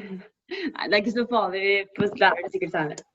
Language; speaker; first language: Norwegian; native; Norwegian